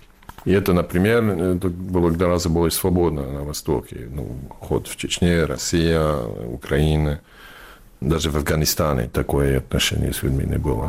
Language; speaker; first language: Russian; non-native, fluent; English